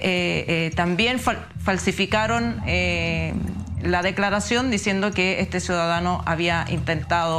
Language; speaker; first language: Spanish; native; Spanish